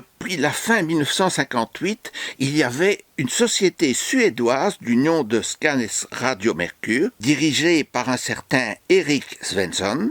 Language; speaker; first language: French; native; French